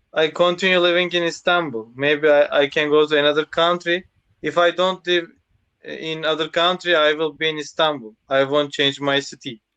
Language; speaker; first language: English; non-native, learner; Turkish